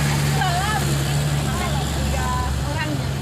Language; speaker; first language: Indonesian; non-native, learner; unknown